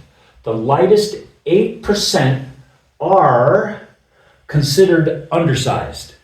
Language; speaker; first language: English; native; English